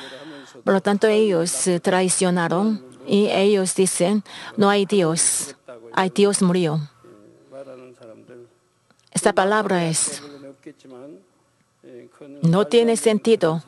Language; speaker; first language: Spanish; non-native, learner; Korean